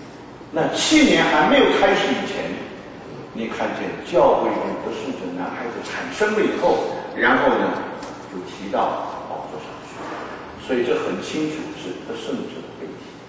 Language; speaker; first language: Chinese; native; Chinese